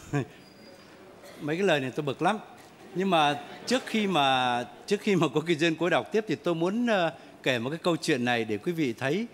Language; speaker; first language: Vietnamese; native; Vietnamese